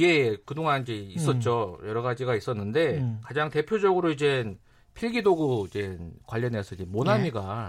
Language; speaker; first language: Korean; native; Korean